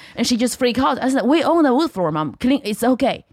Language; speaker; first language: English; non-native, fluent; Chinese